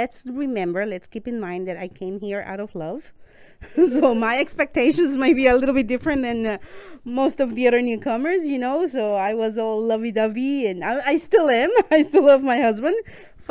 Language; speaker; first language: English; non-native, fluent; Spanish